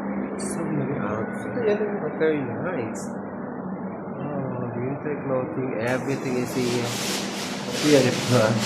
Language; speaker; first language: English; non-native, local second language; Filipino